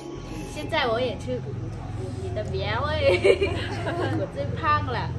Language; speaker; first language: Chinese; non-native, learner; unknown